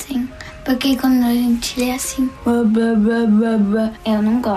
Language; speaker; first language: Portuguese; early bilingual, heritage; Portuguese